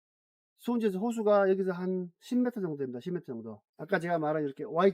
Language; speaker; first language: Korean; native; Korean